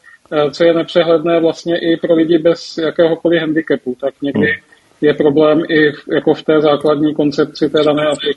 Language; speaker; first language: Czech; native; Czech